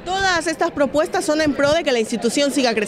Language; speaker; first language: Spanish; native; Spanish